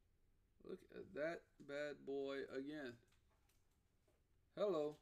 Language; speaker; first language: English; native; English